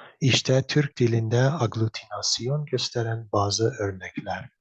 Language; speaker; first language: Turkish; non-native, learner; English